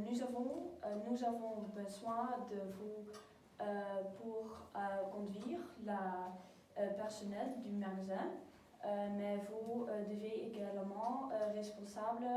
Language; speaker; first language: French; non-native, learner; Dutch